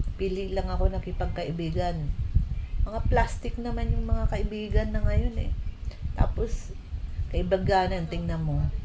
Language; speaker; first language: Filipino; non-native, local second language; Cebuano